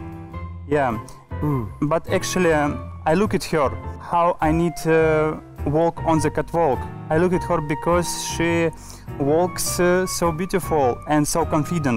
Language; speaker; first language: English; non-native, learner; Russian